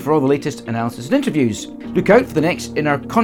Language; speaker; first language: English; native; English